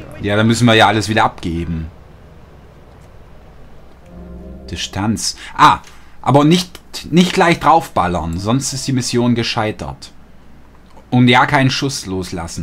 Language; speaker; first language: German; native; German